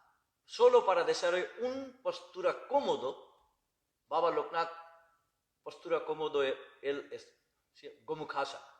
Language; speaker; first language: Spanish; non-native, learner; Bangla